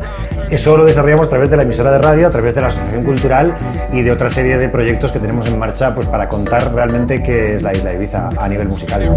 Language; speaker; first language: Spanish; native; Spanish